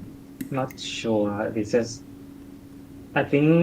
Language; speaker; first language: English; non-native, learner; Thai